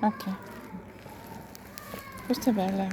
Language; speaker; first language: Italian; non-native, learner; English